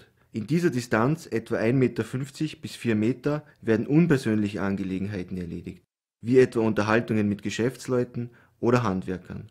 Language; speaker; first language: German; native; German